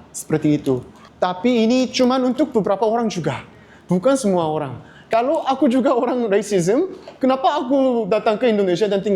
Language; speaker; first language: Indonesian; non-native, learner; Korean